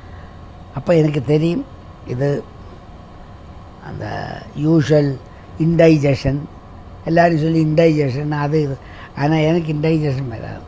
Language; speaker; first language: Tamil; non-native, local second language; Malayalam